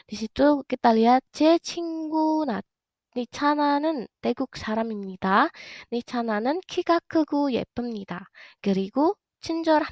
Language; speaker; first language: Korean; non-native, fluent; Indonesian